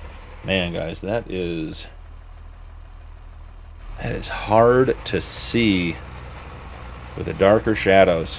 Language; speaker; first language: English; native; English